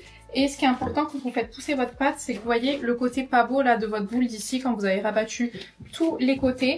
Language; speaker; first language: French; native; French